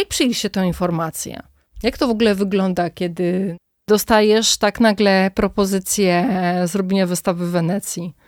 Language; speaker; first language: Polish; native; Polish